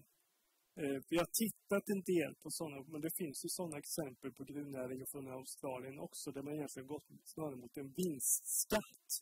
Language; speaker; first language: Swedish; native; Swedish